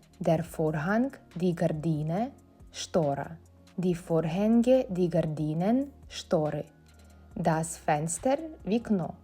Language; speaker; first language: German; non-native, fluent; Ukrainian